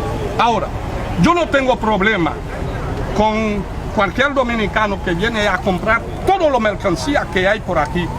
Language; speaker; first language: Spanish; non-native, fluent; Haitian Creole